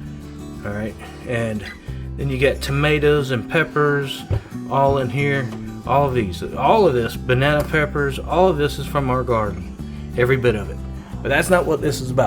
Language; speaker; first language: English; native; English